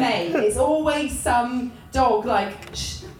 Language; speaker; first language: English; native; English